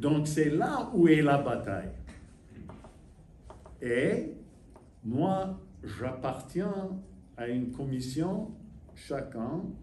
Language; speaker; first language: French; non-native, fluent; English